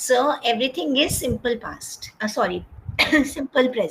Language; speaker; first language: English; non-native, fluent; Hindi